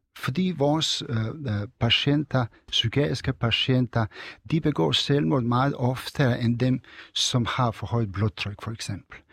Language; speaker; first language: Danish; non-native, fluent; Serbian